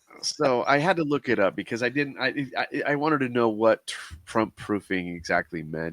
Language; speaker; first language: English; native; English